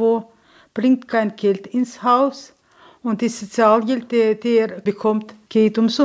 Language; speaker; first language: German; early bilingual, heritage; German